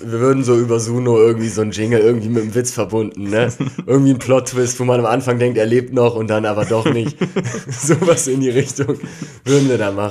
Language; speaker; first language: German; native; German